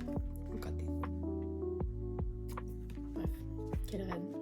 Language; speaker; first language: French; native; French